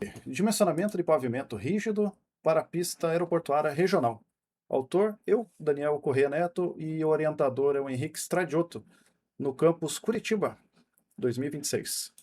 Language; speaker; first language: Portuguese; native; Portuguese